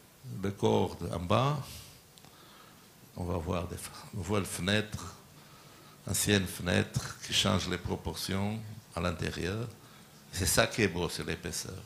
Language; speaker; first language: French; non-native, learner; Portuguese